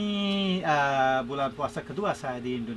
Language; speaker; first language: Indonesian; non-native, fluent; English